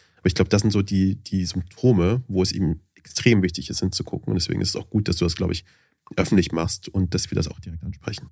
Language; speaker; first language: German; early bilingual, other home language; Persian